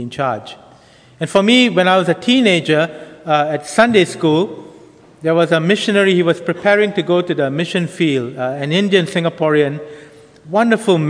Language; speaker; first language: English; native; English